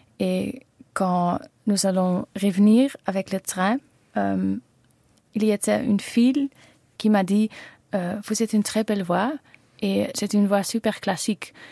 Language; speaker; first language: French; non-native, learner; Dutch